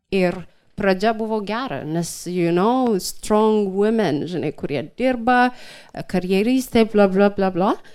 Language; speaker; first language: Lithuanian; non-native, fluent; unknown